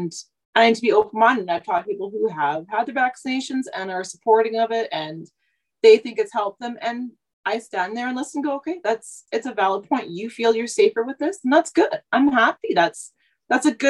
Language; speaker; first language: English; native; English